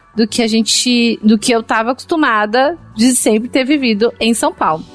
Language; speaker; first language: Portuguese; native; Portuguese